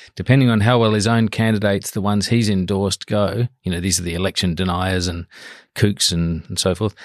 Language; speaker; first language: English; native; English